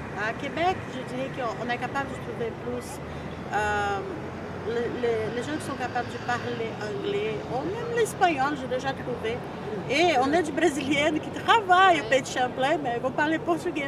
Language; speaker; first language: French; non-native, fluent; Portuguese